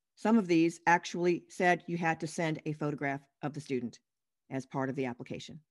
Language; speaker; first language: English; native; English